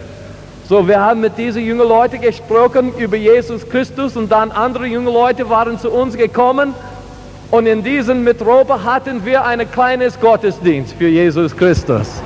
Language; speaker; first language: German; non-native, learner; English